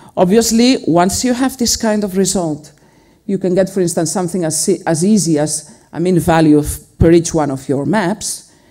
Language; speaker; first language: English; non-native, fluent; Spanish